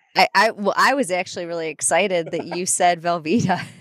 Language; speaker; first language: English; native; English